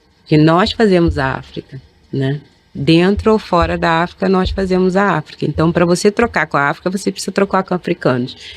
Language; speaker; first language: Portuguese; early bilingual, other home language; Kabuverdianu